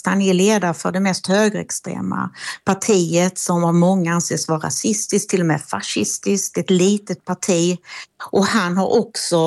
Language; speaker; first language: Swedish; native; Swedish